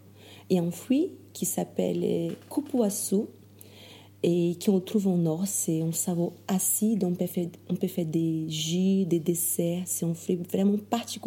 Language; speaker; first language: French; non-native, fluent; Portuguese